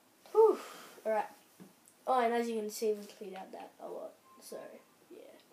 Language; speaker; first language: English; native; English